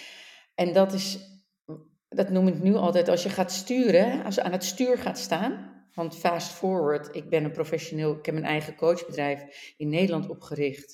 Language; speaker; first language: Dutch; native; Dutch